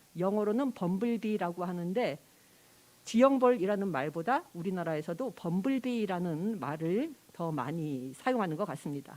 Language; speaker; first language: Korean; native; Korean